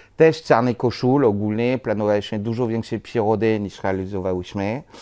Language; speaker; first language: Polish; non-native, learner; French